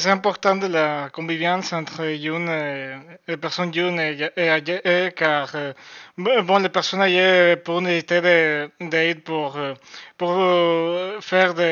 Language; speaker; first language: French; non-native, learner; Spanish